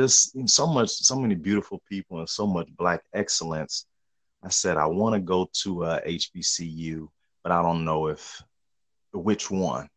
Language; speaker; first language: English; native; English